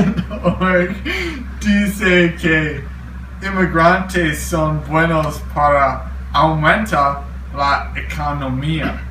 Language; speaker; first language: Spanish; non-native, learner; English